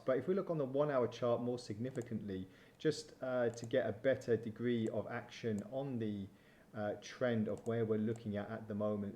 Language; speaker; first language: English; native; English